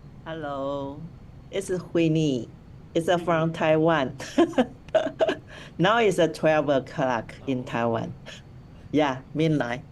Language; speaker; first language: English; non-native, local second language; Chinese